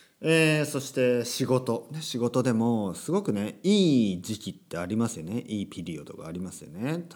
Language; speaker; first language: Japanese; native; Japanese